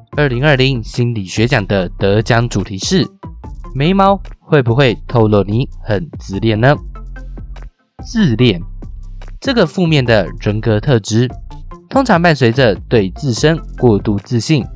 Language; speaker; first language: Chinese; native; Chinese